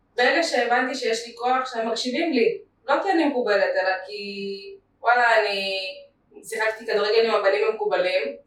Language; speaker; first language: Hebrew; early bilingual, other home language; Russian